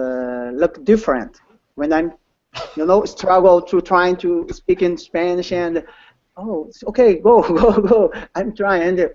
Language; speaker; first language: English; non-native, learner; Portuguese